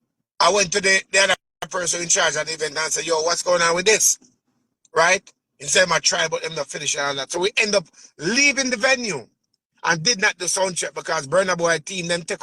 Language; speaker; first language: English; native; English